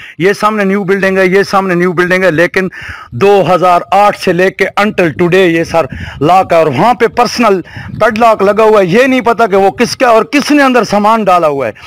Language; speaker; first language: Urdu; non-native, local second language; Saraiki